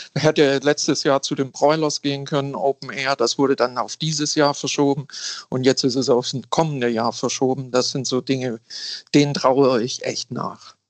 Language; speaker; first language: German; native; German